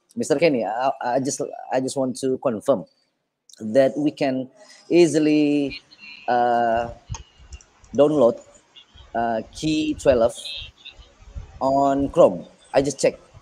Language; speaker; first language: English; non-native, fluent; Indonesian